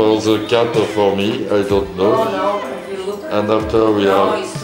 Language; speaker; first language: English; non-native, learner; Bulgarian